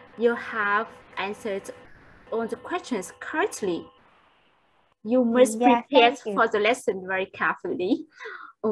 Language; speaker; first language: English; non-native, fluent; Vietnamese